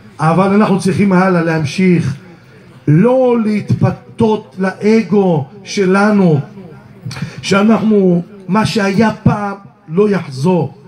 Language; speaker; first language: Hebrew; early bilingual, other home language; Arabic